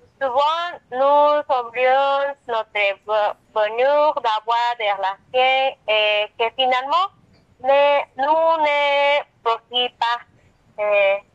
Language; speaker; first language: French; non-native, learner; Spanish